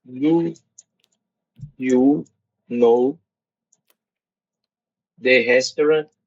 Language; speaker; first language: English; non-native, learner; Portuguese